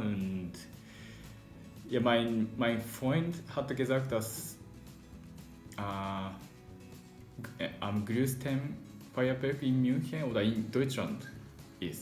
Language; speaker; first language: German; non-native, learner; Japanese